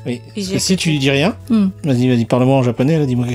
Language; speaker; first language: French; native; French